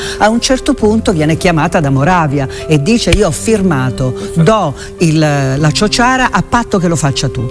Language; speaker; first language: Italian; native; Italian